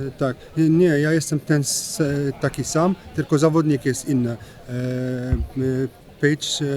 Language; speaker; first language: Polish; non-native, learner; French